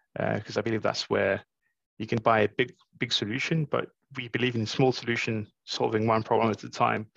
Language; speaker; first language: English; non-native, fluent; Morisyen